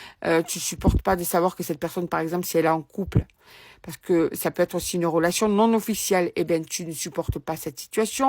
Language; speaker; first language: French; native; French